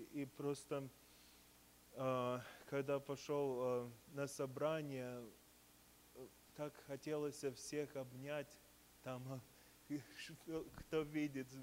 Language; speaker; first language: Russian; early bilingual, heritage; Russian